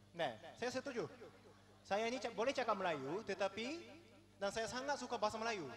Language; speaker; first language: Malay; non-native, fluent; Japanese